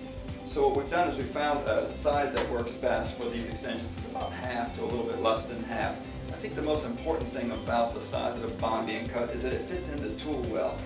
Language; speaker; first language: English; native; English